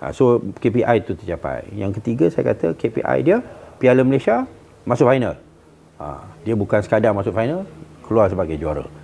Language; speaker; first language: Malay; native; Malay